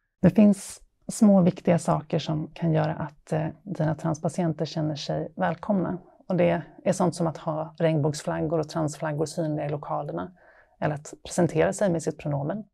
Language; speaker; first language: Swedish; native; Swedish